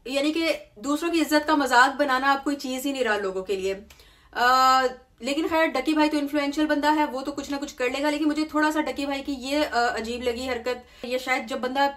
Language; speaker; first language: Urdu; native; Urdu